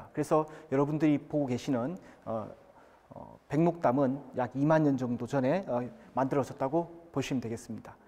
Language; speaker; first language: Korean; native; Korean